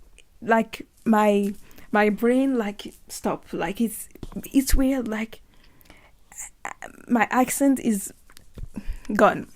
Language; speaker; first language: English; non-native, learner; French